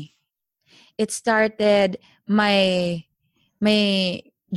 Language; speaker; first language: English; non-native, local second language; Filipino